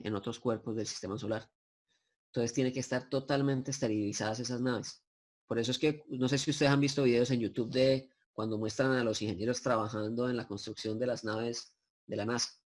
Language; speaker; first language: Spanish; native; Spanish